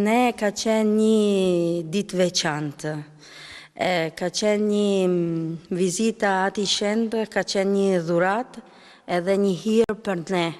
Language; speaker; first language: Albanian; non-native, learner; Italian